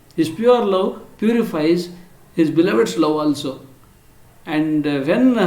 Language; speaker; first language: English; non-native, local second language; Kannada